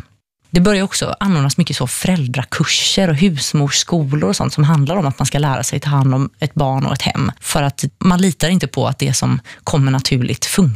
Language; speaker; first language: Swedish; native; Swedish